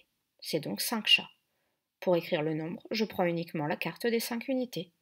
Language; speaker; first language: French; native; French